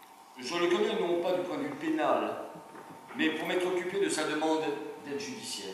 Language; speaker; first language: French; native; French